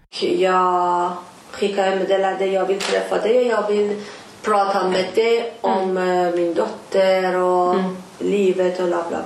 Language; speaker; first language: Swedish; non-native, learner; Persian